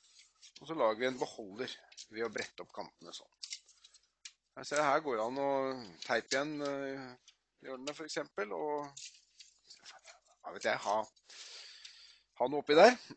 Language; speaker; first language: Norwegian; native; Norwegian